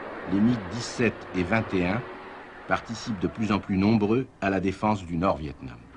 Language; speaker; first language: French; native; French